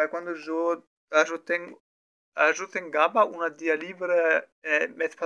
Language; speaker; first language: Spanish; non-native, learner; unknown